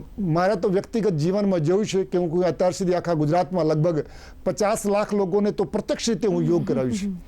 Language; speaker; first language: Gujarati; non-native, local second language; Hindi